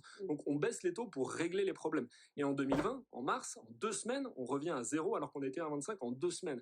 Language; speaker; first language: French; native; French